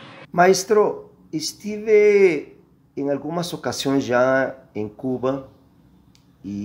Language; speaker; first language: Portuguese; non-native, fluent; Spanish